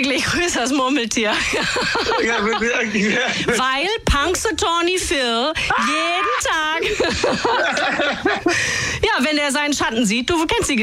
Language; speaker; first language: German; native; German